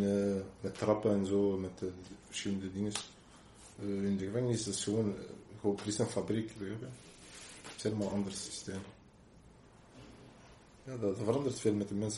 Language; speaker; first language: Dutch; non-native, local second language; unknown